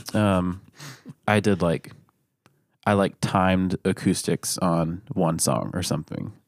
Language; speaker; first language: English; native; English